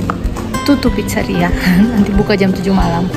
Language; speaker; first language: Indonesian; non-native, local second language; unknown